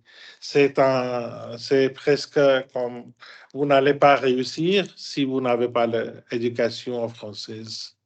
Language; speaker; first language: French; non-native, fluent; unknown